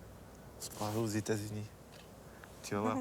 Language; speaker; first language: French; native; French